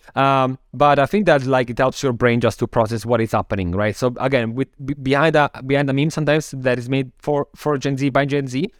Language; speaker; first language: English; non-native, fluent; Italian